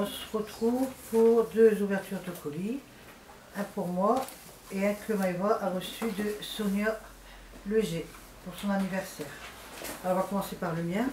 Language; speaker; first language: French; native; French